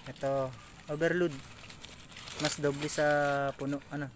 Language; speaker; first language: Filipino; native; Filipino